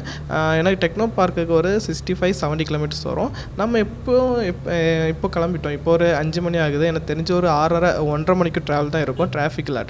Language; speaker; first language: Tamil; native; Tamil